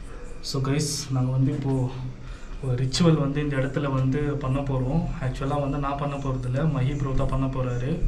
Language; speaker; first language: Tamil; native; Tamil